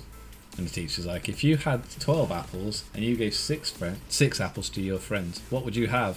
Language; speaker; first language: English; native; English